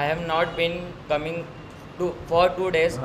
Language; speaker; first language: English; non-native, learner; Hindi